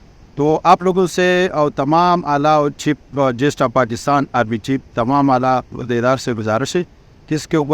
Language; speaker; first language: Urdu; non-native, local second language; Pashto